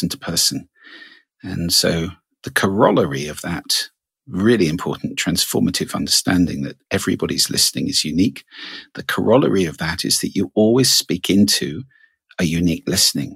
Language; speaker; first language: English; native; English